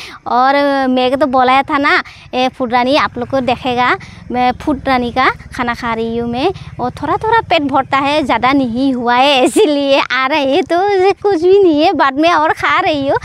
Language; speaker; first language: Hindi; non-native, local second language; Assamese